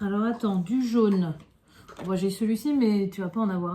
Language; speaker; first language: French; native; French